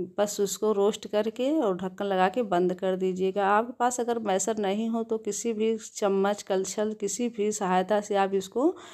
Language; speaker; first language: Hindi; native; Hindi